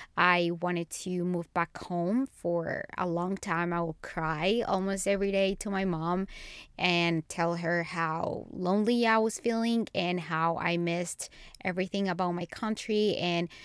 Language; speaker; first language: English; non-native, fluent; Spanish